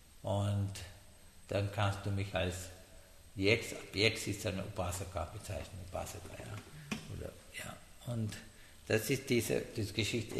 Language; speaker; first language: German; non-native, learner; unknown